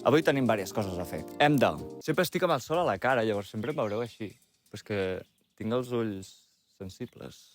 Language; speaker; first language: Catalan; native; Catalan